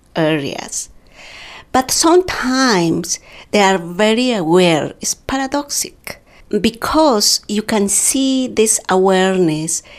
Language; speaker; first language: English; non-native, fluent; Quechua